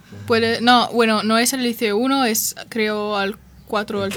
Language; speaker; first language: Spanish; non-native, learner; Italian